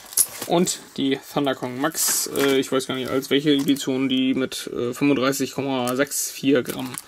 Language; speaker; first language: German; native; German